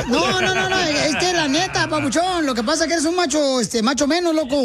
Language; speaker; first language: Spanish; native; Spanish